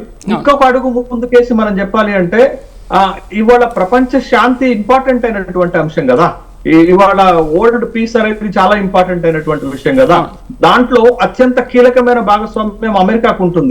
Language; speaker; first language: Telugu; native; Telugu